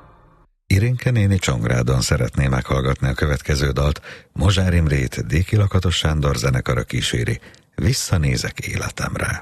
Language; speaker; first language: Hungarian; native; Hungarian